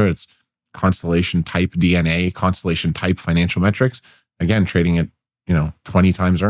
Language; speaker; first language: English; native; English